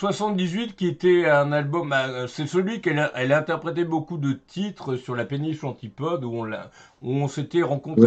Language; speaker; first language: French; native; French